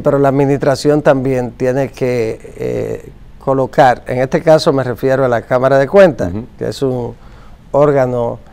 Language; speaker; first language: Spanish; native; Spanish